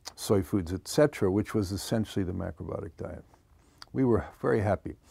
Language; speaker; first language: English; native; English